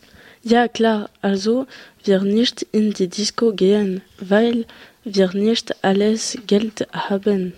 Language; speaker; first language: German; non-native, learner; French